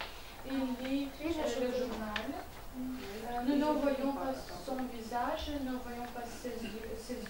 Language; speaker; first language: French; non-native, learner; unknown